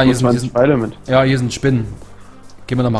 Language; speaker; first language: German; native; German